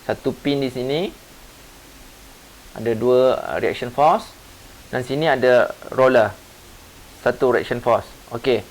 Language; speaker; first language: Malay; native; Malay